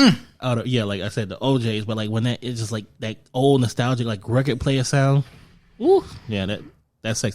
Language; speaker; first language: English; native; English